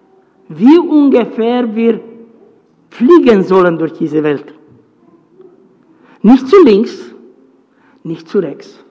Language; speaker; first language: German; non-native, fluent; Romanian